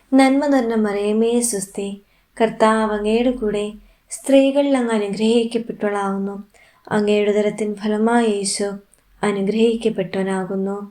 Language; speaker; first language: Malayalam; native; Malayalam